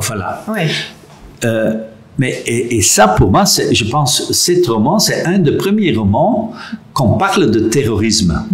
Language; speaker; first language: French; non-native, local second language; Dutch